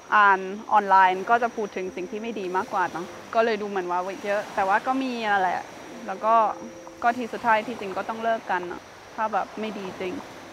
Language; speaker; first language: Thai; non-native, fluent; German